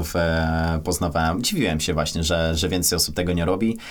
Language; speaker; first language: Polish; native; Polish